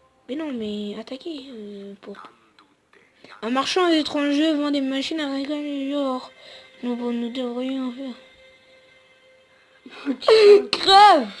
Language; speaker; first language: French; native; French